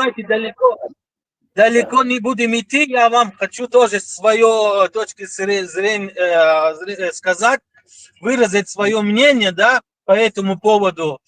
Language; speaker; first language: Russian; non-native, local second language; Tajik